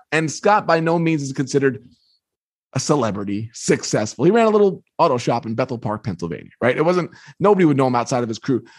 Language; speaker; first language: English; native; English